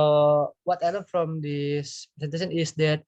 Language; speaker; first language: English; non-native, fluent; Indonesian